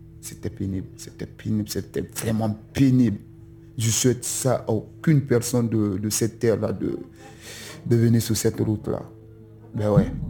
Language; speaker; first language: French; non-native, local second language; Susu